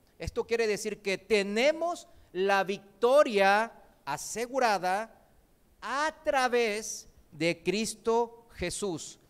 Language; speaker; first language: Spanish; early bilingual, other home language; Korean